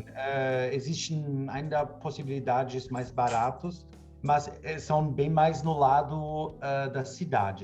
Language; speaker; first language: Portuguese; non-native, fluent; German